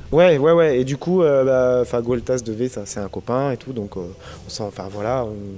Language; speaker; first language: French; native; French